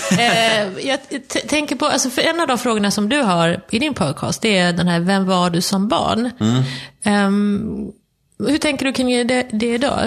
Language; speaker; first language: Swedish; native; Swedish